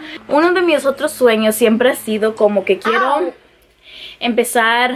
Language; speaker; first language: Spanish; early bilingual, heritage; Spanish